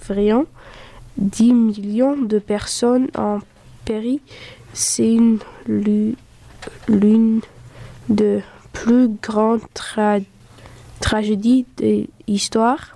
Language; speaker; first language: French; early bilingual, other home language; Dutch